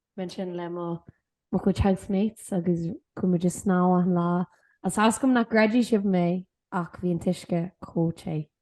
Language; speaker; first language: Irish; non-native, local second language; English